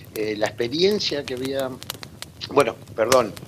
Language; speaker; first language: Spanish; native; Spanish